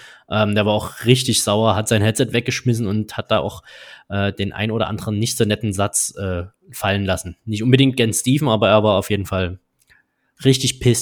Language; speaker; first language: German; native; German